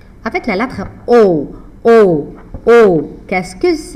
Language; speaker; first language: French; non-native, fluent; Arabic